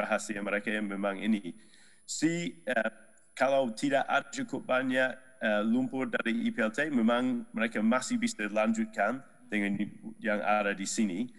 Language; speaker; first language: Indonesian; non-native, learner; Dutch